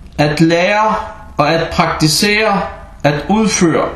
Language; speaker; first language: Danish; early bilingual, other home language; Arabic